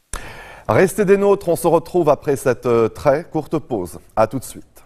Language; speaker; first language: French; non-native, local second language; Arabic